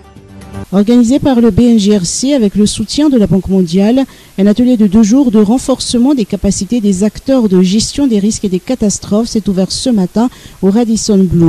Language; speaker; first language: French; non-native, local second language; Malagasy